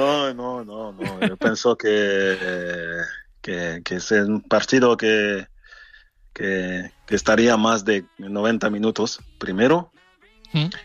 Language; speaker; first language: Spanish; non-native, fluent; French